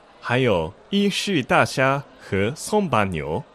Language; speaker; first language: Chinese; non-native, fluent; Japanese